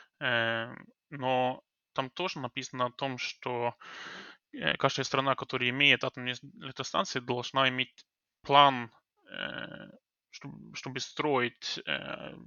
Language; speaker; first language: Russian; non-native, fluent; Norwegian